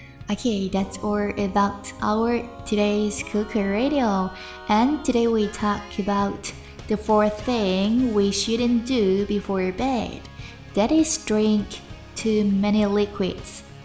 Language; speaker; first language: English; non-native, fluent; Chinese